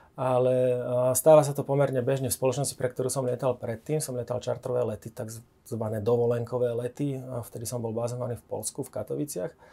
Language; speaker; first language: Slovak; native; Slovak